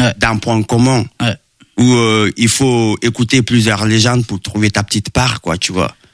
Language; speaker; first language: French; early bilingual, other home language; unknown